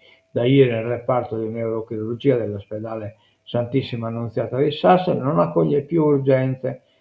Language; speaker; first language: Italian; non-native, local second language; Sardinian